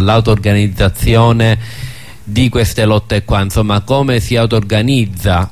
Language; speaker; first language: Italian; native; Italian